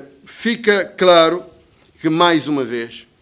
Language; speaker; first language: Portuguese; native; Portuguese